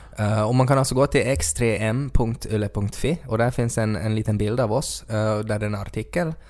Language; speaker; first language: Swedish; native; Swedish